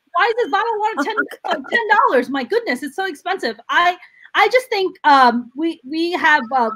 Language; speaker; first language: English; non-native, local second language; Urdu